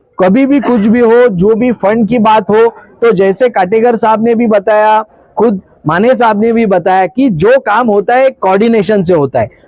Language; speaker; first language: Hindi; non-native, local second language; Marathi